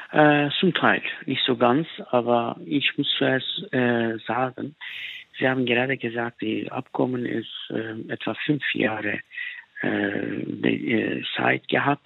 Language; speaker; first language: German; non-native, fluent; Turkish